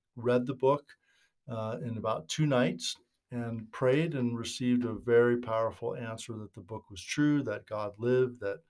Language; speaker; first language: English; native; English